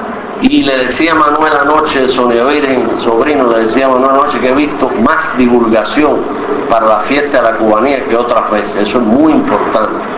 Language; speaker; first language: Spanish; native; Spanish